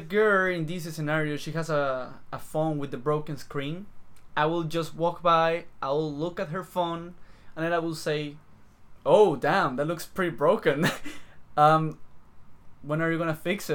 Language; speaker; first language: English; non-native, fluent; Spanish